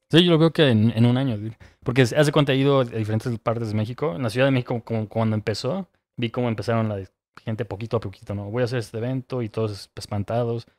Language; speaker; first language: Spanish; native; Spanish